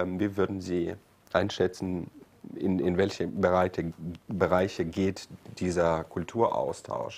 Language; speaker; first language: German; non-native, fluent; Ukrainian